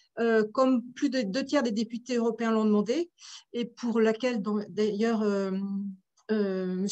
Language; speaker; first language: French; native; French